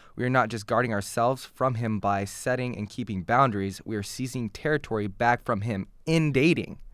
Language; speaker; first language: English; native; English